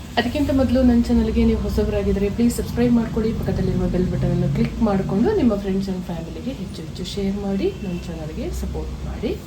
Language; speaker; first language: Kannada; native; Kannada